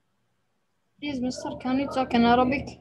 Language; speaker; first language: English; non-native, learner; Arabic